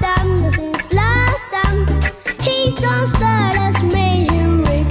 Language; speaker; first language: English; non-native, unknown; Swedish